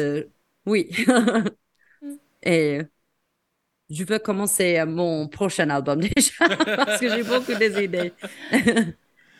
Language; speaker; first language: French; non-native, fluent; English